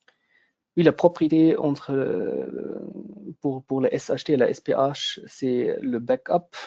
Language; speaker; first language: French; non-native, local second language; German